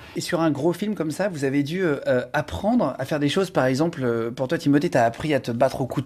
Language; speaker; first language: French; native; French